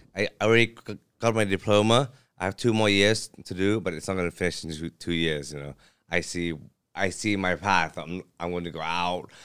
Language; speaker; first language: English; early bilingual, other home language; Thai